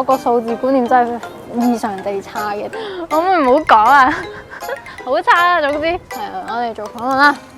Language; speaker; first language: Cantonese; native; Cantonese